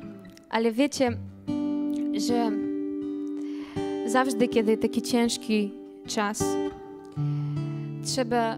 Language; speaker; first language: Polish; non-native, learner; Belarusian